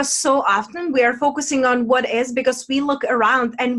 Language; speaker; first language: English; non-native, fluent; Czech